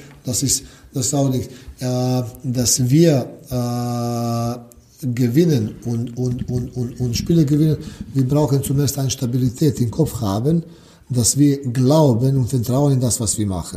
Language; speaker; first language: German; non-native, learner; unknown